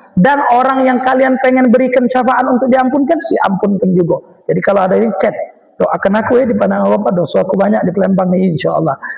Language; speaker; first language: Malay; native; Malay